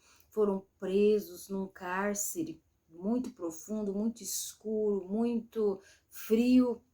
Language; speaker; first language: Portuguese; native; Portuguese